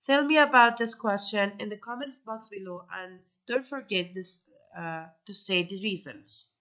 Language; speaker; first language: English; non-native, fluent; Persian